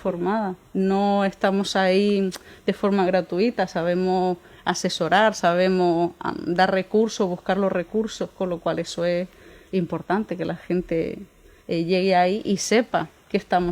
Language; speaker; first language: Spanish; native; Spanish